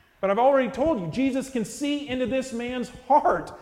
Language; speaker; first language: English; native; English